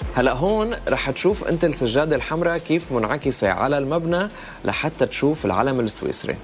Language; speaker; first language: Arabic; native; Arabic